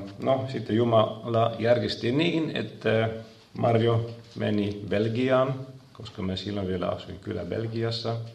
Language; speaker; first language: Finnish; non-native, fluent; Dutch